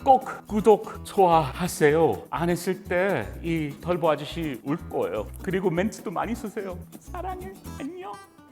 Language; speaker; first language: Korean; non-native, learner; English